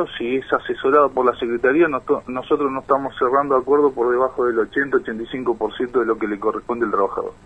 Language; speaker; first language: Spanish; native; Spanish